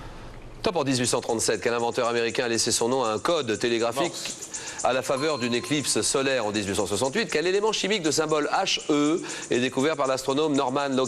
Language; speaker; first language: French; native; French